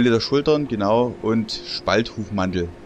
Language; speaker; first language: German; native; German